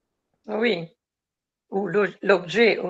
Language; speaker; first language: French; non-native, fluent; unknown